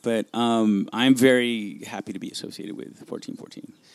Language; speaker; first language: English; early bilingual, other home language; Spanish